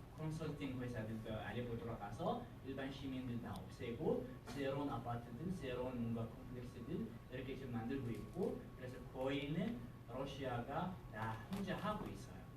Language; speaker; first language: Korean; non-native, fluent; Arabic